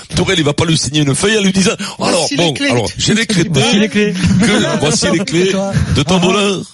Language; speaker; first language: French; native; French